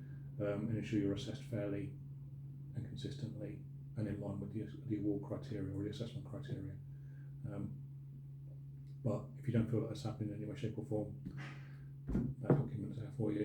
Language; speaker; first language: English; native; English